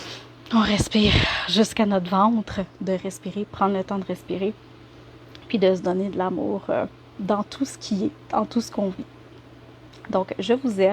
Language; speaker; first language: French; native; French